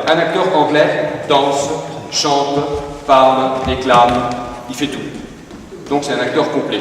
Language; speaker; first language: French; non-native, fluent; Spanish